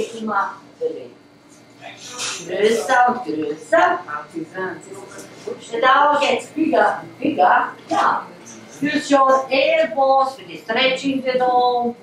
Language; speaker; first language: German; non-native, fluent; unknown